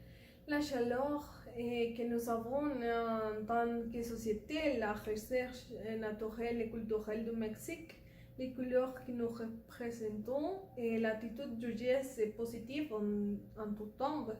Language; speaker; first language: French; non-native, learner; Spanish